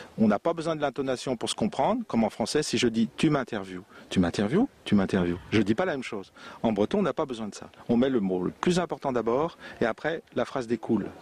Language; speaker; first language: French; non-native, local second language; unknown